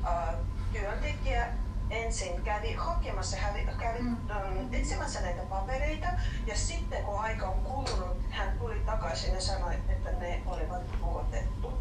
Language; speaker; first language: Finnish; non-native, fluent; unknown